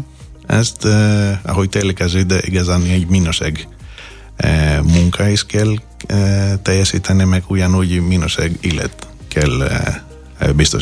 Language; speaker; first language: Hungarian; non-native, fluent; Greek